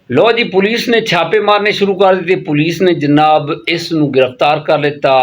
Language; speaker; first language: Urdu; non-native, local second language; Punjabi